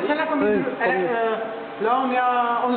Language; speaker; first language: French; native; French